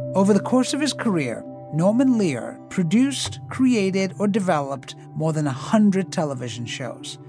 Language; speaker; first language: English; native; English